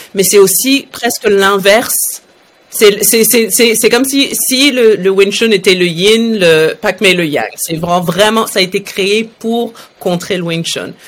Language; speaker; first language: French; early bilingual, other home language; Arabic